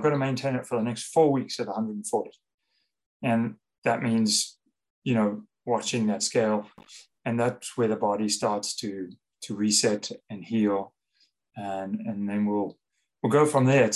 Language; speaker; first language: English; native; English